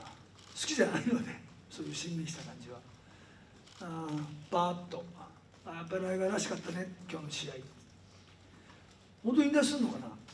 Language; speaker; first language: Japanese; native; Japanese